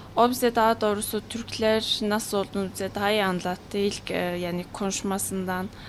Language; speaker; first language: Turkish; non-native, fluent; Mongolian